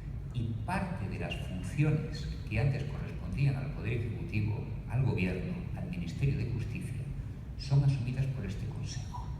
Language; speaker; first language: Spanish; native; Spanish